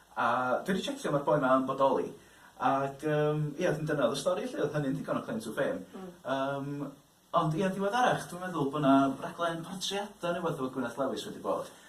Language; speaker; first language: Welsh; native; Welsh